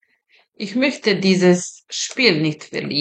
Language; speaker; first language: German; non-native, fluent; Serbian